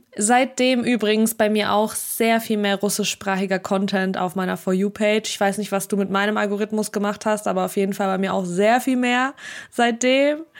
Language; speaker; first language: German; early bilingual, other home language; Russian